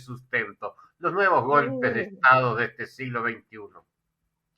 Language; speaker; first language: Spanish; native; Spanish